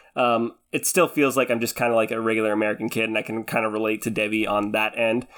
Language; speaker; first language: English; early bilingual, other home language; Filipino